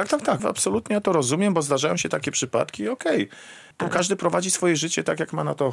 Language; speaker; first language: Polish; native; Polish